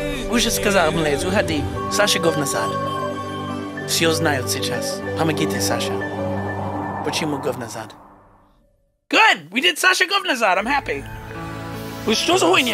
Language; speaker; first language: Russian; non-native, learner; English